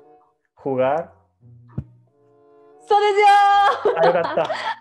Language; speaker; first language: Spanish; non-native, fluent; Japanese